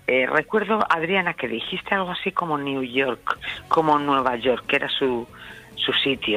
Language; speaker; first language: Spanish; native; Spanish